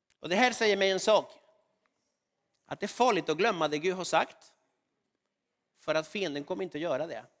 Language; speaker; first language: Swedish; non-native, fluent; Spanish